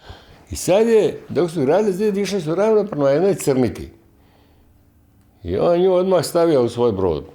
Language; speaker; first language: Croatian; native; Croatian